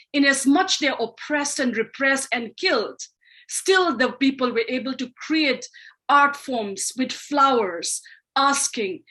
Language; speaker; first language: English; non-native, local second language; Manipuri